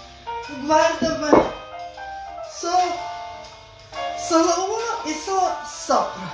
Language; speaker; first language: Italian; non-native, learner; Russian